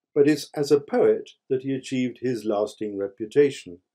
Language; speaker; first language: English; native; English